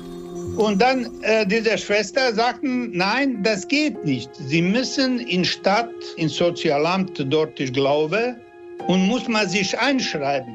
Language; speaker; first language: German; non-native, learner; Serbian